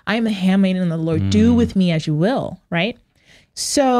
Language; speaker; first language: English; native; English